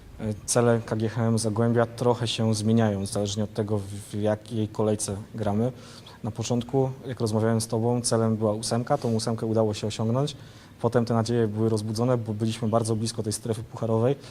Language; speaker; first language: Polish; native; Polish